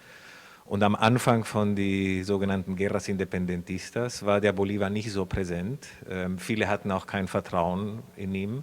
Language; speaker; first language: German; non-native, fluent; Spanish